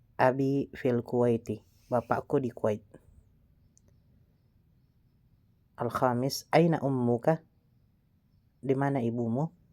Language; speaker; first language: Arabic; non-native, fluent; Indonesian